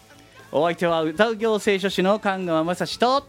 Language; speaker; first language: Japanese; native; Japanese